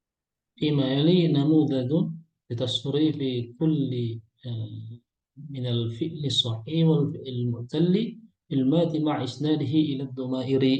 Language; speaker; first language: Arabic; non-native, fluent; Indonesian